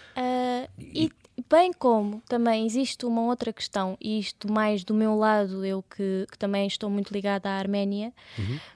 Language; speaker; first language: Portuguese; early bilingual, other home language; Russian